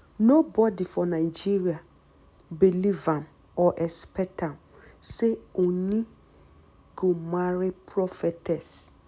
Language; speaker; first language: Nigerian Pidgin; native; Nigerian Pidgin